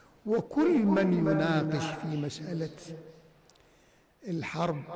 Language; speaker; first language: Arabic; native; Arabic